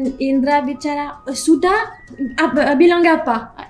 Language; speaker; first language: Indonesian; non-native, learner; French